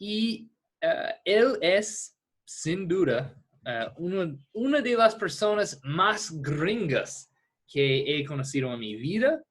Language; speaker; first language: Spanish; non-native, fluent; English